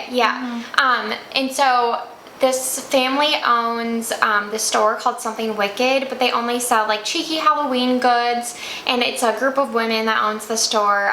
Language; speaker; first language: English; native; English